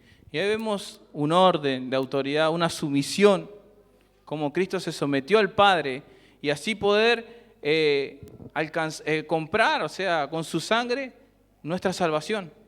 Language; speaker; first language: Spanish; native; Spanish